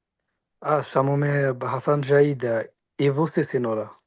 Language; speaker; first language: Portuguese; non-native, learner; Bangla